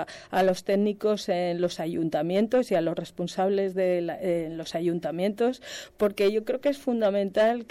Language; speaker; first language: Spanish; native; Spanish